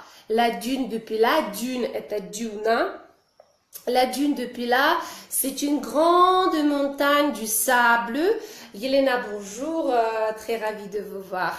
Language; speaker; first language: French; non-native, fluent; Russian